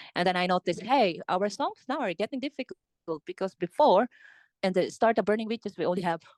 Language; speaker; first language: English; non-native, local second language; Filipino